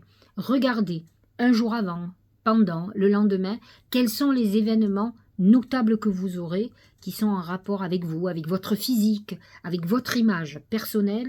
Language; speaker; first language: French; native; French